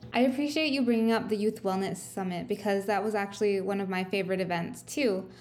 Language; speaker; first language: English; native; English